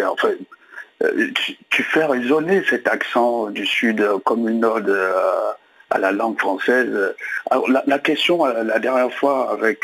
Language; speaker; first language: French; native; French